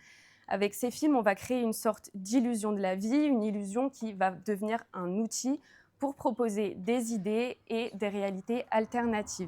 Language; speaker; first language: French; native; French